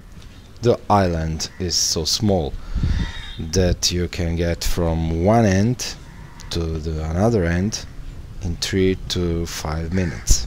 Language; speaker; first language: English; non-native, learner; Serbian